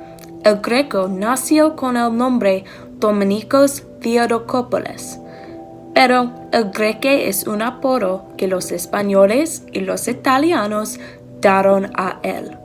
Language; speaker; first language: Spanish; non-native, learner; English